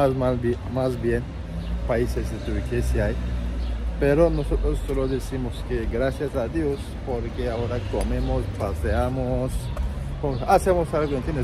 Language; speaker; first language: Spanish; non-native, learner; Turkish